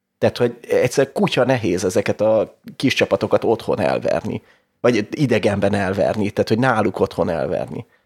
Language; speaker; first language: Hungarian; native; Hungarian